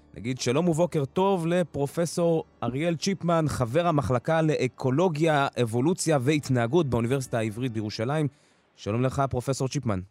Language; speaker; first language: Hebrew; early bilingual, other home language; Russian